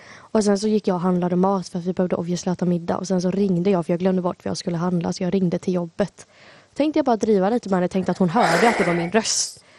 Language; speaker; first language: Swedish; native; Swedish